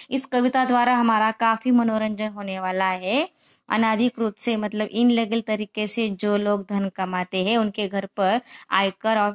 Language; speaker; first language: Hindi; non-native, local second language; Marathi